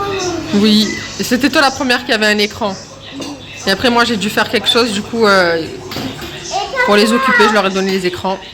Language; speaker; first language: French; native; French